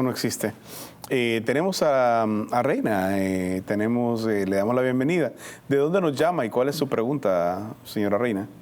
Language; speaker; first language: Spanish; native; Spanish